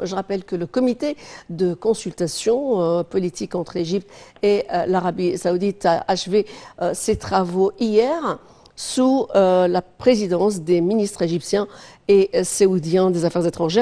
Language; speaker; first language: French; non-native, fluent; Arabic